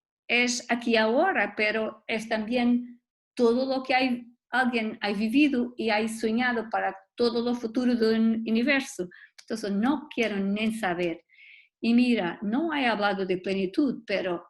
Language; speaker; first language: Spanish; non-native, learner; Portuguese